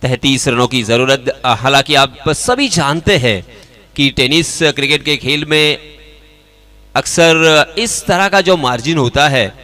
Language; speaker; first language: Hindi; non-native, local second language; Marathi